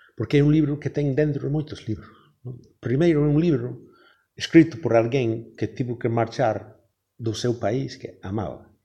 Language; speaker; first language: Galician; non-native, fluent; English